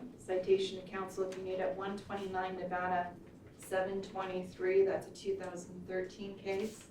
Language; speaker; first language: English; native; English